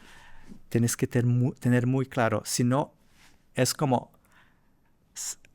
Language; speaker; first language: Spanish; non-native, fluent; Portuguese